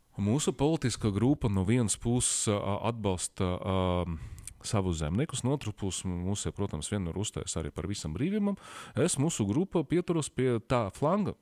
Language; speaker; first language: Latvian; non-native, local second language; Russian